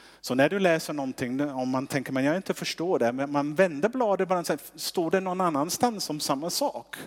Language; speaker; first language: Swedish; non-native, fluent; English